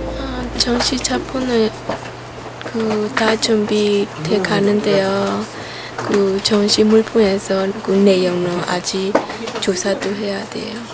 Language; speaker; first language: Korean; non-native, learner; Burmese